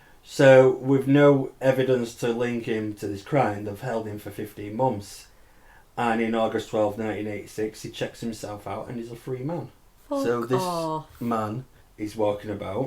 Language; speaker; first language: English; native; English